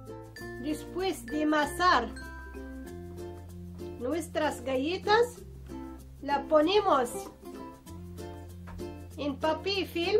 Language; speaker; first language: Spanish; non-native, fluent; Arabic